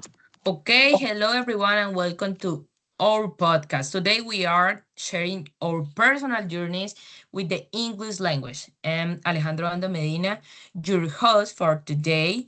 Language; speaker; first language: English; non-native, fluent; Spanish